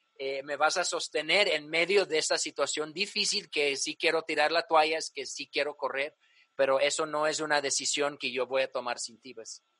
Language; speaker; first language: Spanish; early bilingual, other home language; English